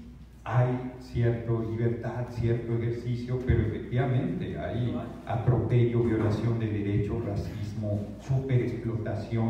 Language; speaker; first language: Spanish; native; Spanish